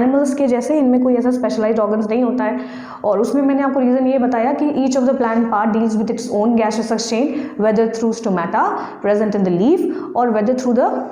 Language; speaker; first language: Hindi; native; Hindi